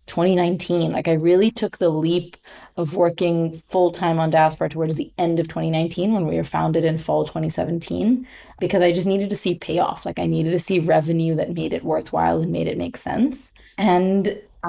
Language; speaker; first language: English; non-native, local second language; Hindi